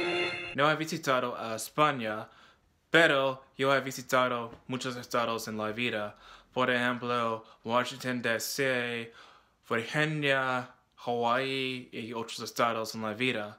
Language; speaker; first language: Spanish; non-native, learner; English